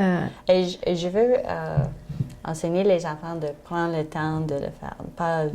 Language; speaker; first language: French; non-native, learner; English